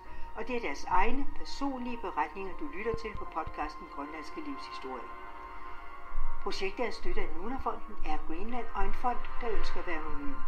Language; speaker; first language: Danish; native; Danish